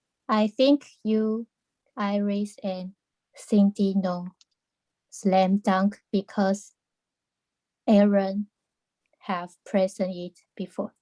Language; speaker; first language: English; non-native, learner; Chinese